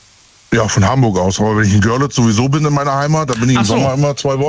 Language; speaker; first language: German; native; German